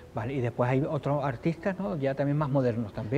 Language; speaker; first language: Spanish; native; Spanish